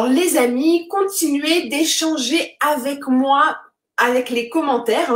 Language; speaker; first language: French; native; French